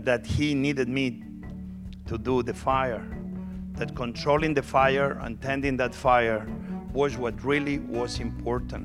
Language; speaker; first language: English; non-native, fluent; Spanish